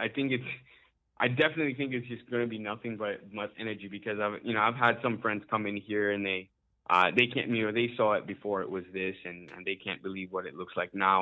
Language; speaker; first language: English; non-native, local second language; Ganda